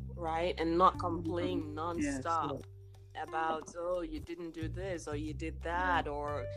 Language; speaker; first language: English; non-native, local second language; Igbo